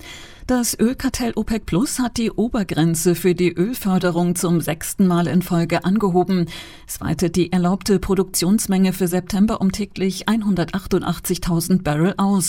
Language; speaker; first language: German; native; German